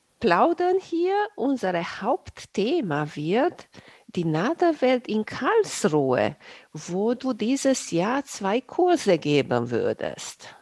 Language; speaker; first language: German; non-native, fluent; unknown